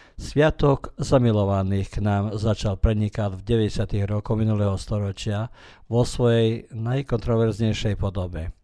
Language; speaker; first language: Slovak; early bilingual, heritage; Slovak